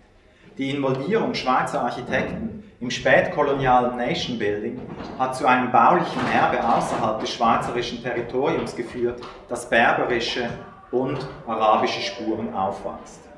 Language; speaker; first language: German; native; German